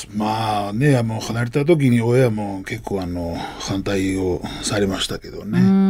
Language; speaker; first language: Japanese; non-native, fluent; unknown